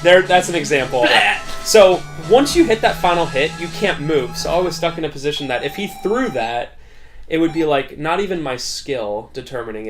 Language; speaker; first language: English; native; English